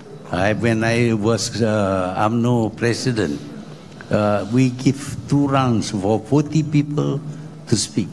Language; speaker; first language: English; non-native, local second language; Malay